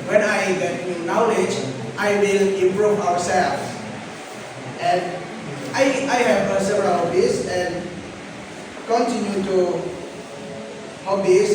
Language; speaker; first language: English; non-native, learner; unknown